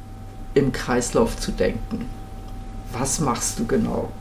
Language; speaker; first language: German; native; German